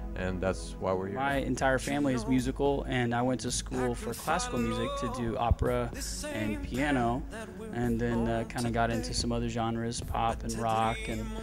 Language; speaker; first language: English; native; English